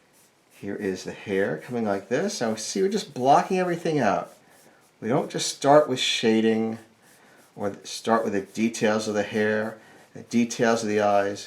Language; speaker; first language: English; native; English